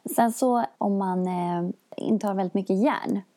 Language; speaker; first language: Swedish; native; Swedish